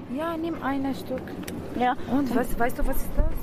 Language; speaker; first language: German; non-native, learner; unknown